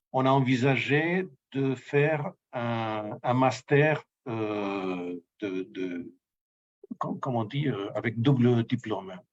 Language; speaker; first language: French; non-native, fluent; Spanish